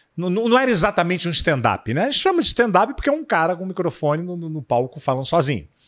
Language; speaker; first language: Portuguese; native; Portuguese